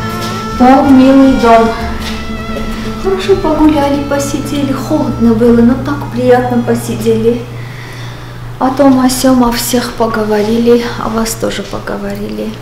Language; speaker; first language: Russian; non-native, fluent; Armenian